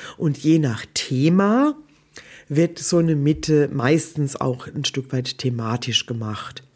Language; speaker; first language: German; native; German